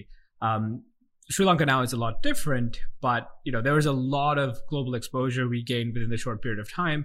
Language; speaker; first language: English; non-native, local second language; Sinhala